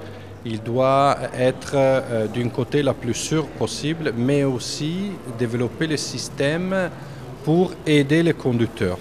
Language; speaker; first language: French; non-native, fluent; Italian